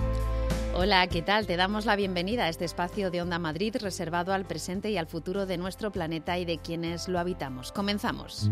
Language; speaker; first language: Spanish; native; Spanish